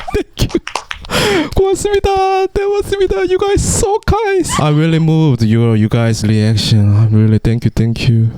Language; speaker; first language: English; non-native, learner; Korean